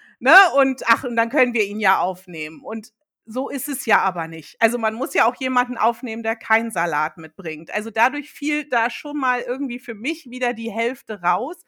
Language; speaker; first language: German; early bilingual, other home language; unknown